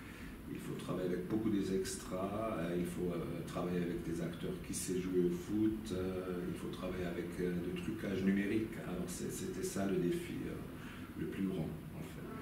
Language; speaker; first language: French; non-native, local second language; German